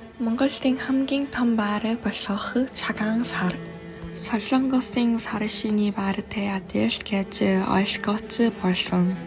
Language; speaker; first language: Mongolian; non-native, learner; Korean